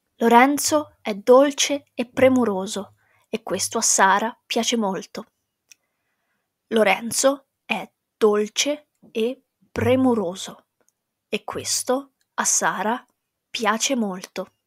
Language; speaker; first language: Italian; non-native, fluent; English